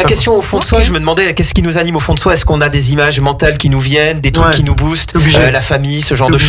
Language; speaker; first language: French; native; French